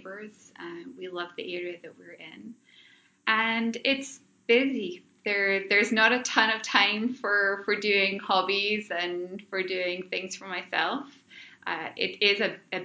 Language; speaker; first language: English; native; English